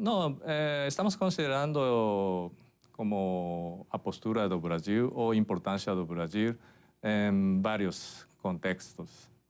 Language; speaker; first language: Portuguese; non-native, fluent; Japanese